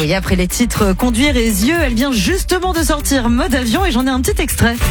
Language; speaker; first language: French; native; French